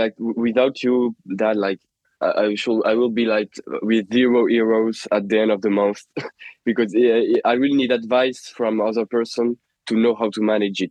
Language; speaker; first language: English; non-native, fluent; French